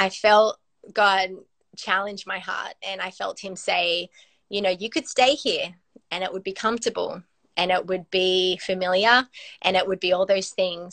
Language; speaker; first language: English; native; English